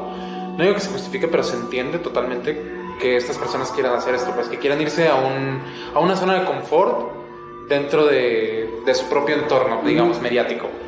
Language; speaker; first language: Spanish; native; Spanish